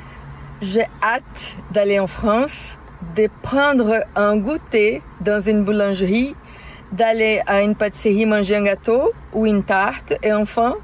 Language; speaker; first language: French; non-native, learner; Portuguese